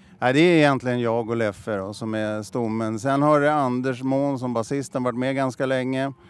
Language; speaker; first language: Swedish; native; Swedish